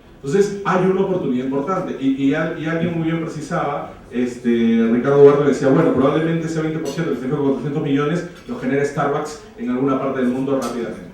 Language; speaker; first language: Spanish; native; Spanish